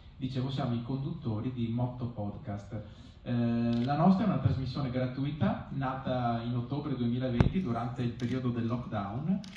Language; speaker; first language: Italian; native; Italian